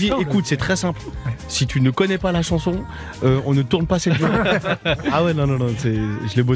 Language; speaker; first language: French; native; French